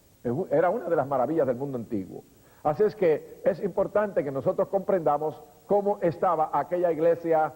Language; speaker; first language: Spanish; native; Spanish